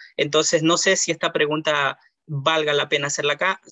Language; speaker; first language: Spanish; native; Spanish